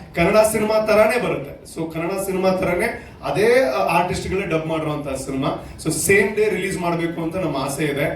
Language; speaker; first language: Kannada; non-native, local second language; Tulu